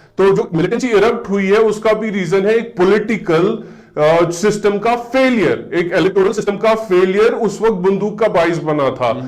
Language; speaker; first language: Urdu; non-native, local second language; Kashmiri